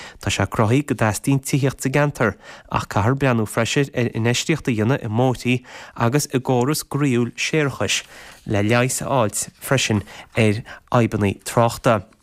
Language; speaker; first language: Irish; native; Irish